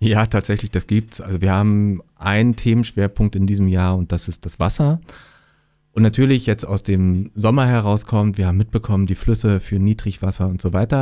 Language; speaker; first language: German; native; German